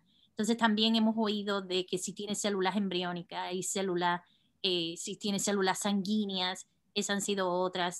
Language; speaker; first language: Spanish; native; Spanish